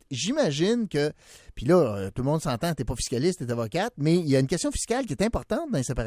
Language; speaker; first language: French; native; French